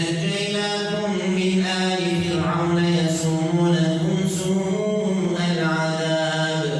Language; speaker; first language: Arabic; native; Arabic